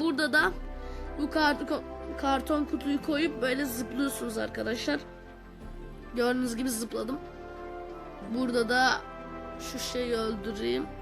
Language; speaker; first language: Turkish; native; Turkish